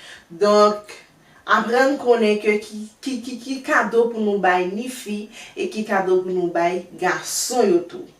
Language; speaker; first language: French; non-native, learner; Haitian Creole